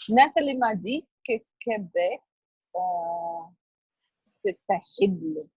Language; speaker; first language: French; non-native, learner; Portuguese